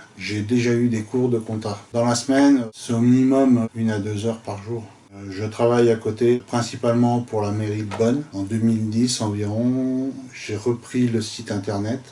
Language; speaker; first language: French; native; French